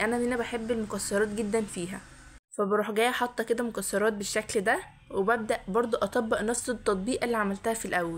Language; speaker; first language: Arabic; native; Arabic